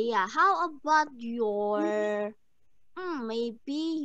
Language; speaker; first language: English; non-native, learner; Indonesian